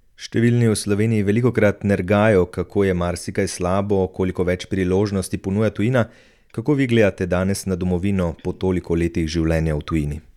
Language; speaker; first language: Slovenian; native; Slovenian